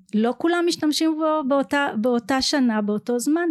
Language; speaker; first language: Hebrew; native; Hebrew